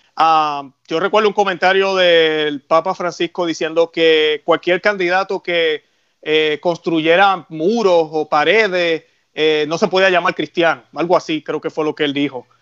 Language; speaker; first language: Spanish; native; Spanish